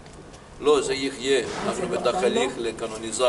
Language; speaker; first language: Hebrew; non-native, fluent; Greek